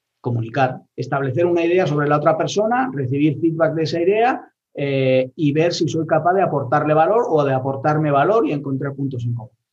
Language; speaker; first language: Spanish; native; Spanish